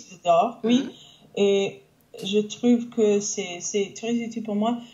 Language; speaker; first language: French; non-native, local second language; English